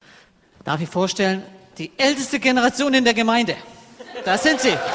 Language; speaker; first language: German; native; German